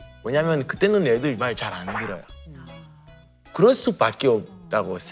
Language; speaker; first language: Korean; non-native, fluent; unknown